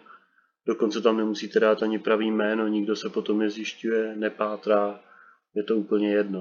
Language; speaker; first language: Czech; native; Czech